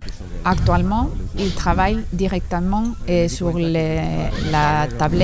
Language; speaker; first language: French; non-native, learner; Spanish